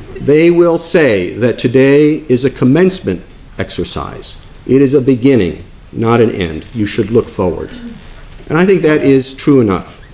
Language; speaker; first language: English; native; English